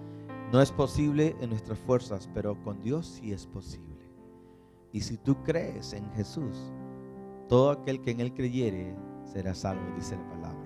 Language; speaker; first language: Spanish; native; Spanish